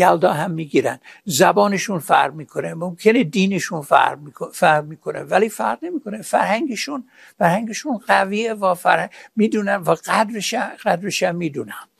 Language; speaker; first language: Persian; non-native, fluent; English